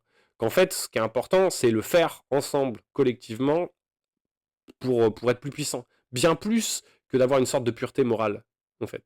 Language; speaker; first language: French; native; French